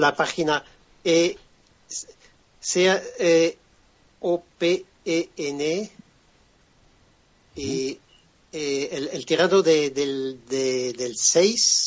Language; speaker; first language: Spanish; non-native, fluent; French